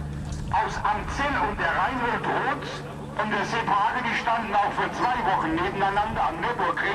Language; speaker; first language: German; native; German